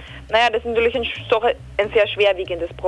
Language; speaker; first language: German; native; German